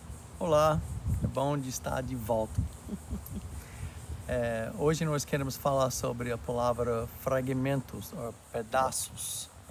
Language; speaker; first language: Portuguese; non-native, fluent; English